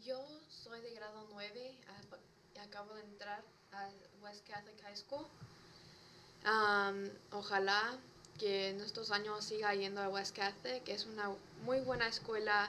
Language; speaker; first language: Spanish; early bilingual, other home language; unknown